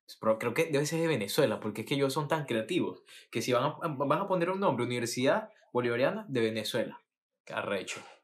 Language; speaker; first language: Spanish; native; Spanish